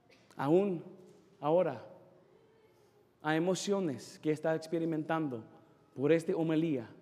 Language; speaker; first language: Spanish; non-native, fluent; English